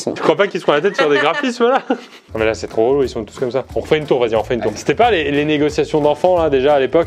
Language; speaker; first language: French; native; French